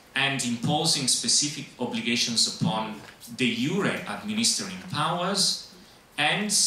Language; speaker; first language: English; non-native, fluent; Italian